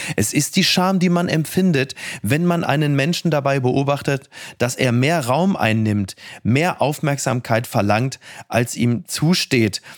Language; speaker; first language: German; native; German